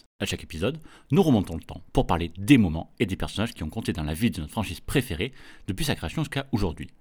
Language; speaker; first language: French; native; French